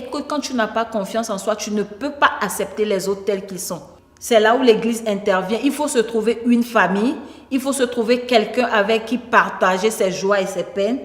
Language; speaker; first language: French; non-native, local second language; Ewe